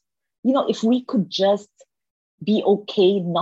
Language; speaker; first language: English; non-native, local second language; Filipino